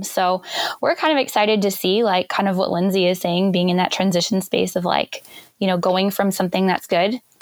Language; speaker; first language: English; native; English